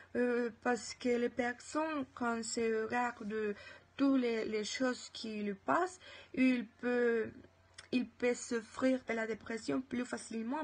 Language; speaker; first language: French; non-native, learner; Spanish